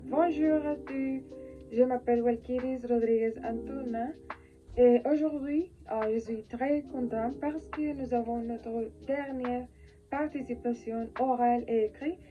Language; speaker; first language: French; non-native, learner; Spanish